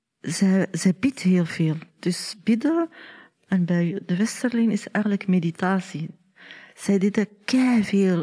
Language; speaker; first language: Dutch; non-native, learner; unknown